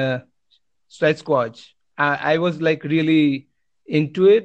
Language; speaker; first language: English; non-native, local second language; Gujarati